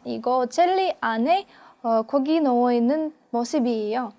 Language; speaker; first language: Korean; non-native, fluent; Russian